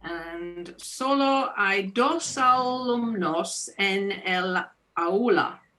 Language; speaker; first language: Spanish; non-native, learner; English